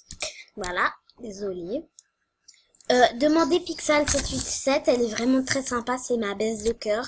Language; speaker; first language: French; native; French